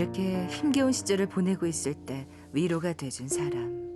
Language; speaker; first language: Korean; native; Korean